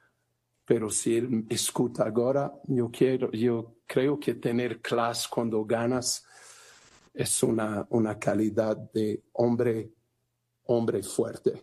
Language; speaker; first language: Spanish; non-native, fluent; Portuguese